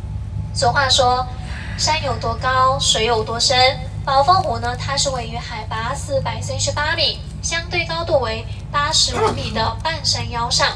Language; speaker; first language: Chinese; native; Chinese